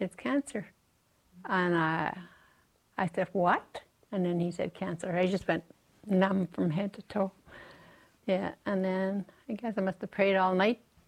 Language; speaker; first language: English; non-native, fluent; Cree